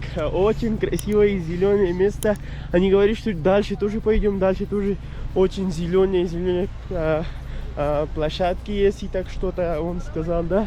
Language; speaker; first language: Russian; non-native, learner; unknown